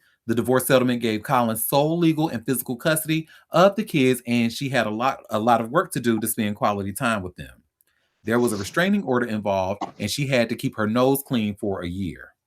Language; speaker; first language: English; native; English